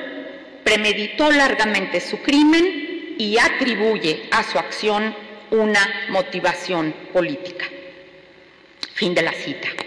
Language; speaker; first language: Spanish; native; Spanish